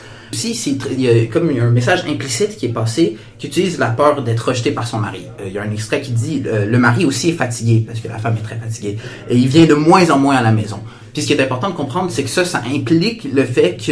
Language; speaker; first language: French; native; French